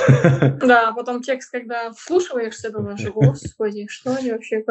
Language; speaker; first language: Russian; native; Russian